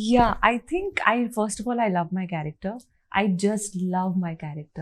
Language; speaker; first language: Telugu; non-native, learner; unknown